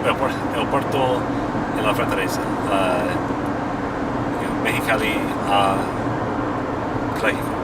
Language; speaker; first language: Spanish; non-native, learner; English